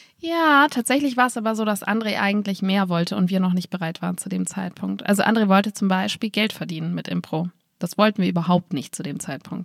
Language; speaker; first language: German; native; German